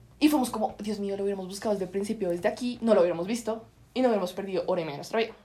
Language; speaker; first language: Spanish; native; Spanish